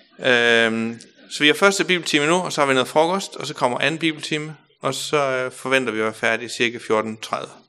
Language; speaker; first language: Danish; native; Danish